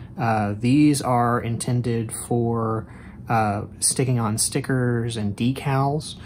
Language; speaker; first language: English; native; English